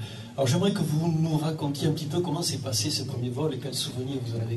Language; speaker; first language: French; native; French